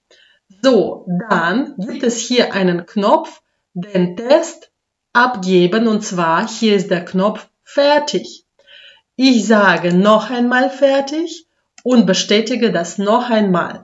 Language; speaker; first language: German; non-native, fluent; Russian